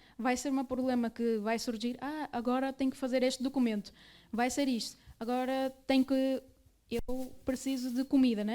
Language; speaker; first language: Portuguese; early bilingual, other home language; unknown